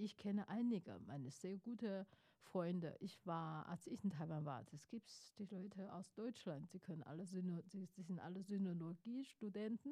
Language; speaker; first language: German; non-native, fluent; Chinese